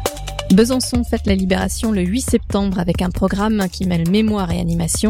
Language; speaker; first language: French; native; French